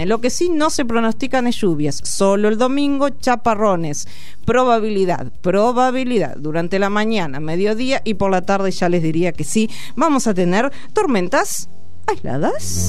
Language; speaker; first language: Spanish; native; Spanish